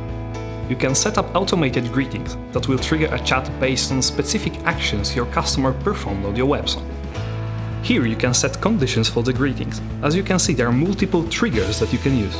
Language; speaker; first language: English; non-native, fluent; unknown